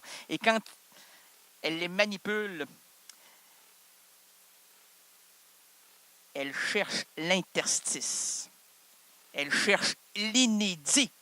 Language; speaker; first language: French; native; French